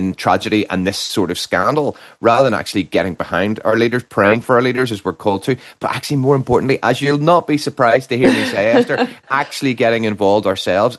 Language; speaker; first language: English; native; English